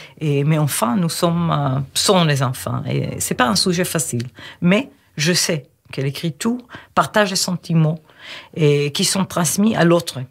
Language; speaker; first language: French; non-native, fluent; Hebrew